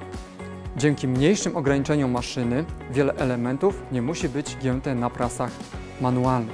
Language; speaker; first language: Polish; native; Polish